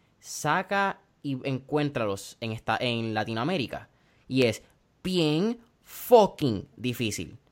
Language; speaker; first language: Spanish; native; Spanish